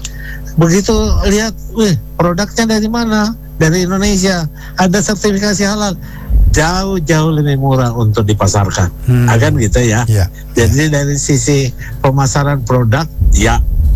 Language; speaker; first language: Indonesian; native; Indonesian